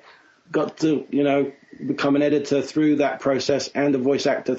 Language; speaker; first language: English; native; English